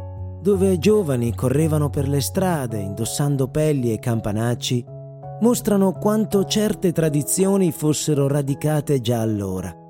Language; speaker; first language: Italian; native; Italian